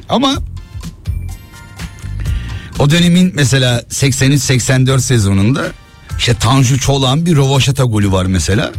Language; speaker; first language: Turkish; native; Turkish